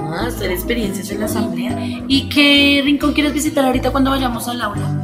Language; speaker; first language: Spanish; native; Spanish